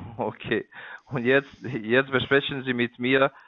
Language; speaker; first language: German; non-native, learner; Slovak